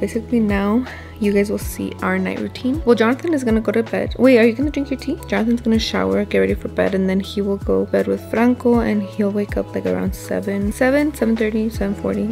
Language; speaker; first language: English; early bilingual, other home language; Spanish